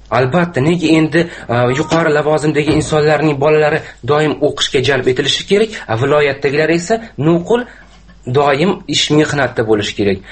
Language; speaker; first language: Uzbek; native; Uzbek